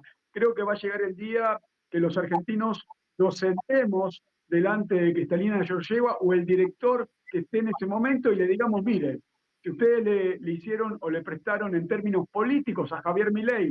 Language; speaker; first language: Spanish; native; Spanish